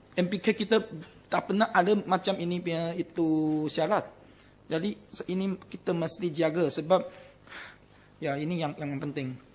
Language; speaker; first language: Malay; non-native, local second language; Chinese